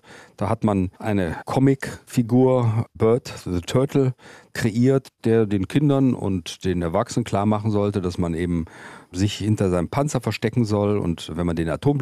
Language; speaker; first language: German; native; German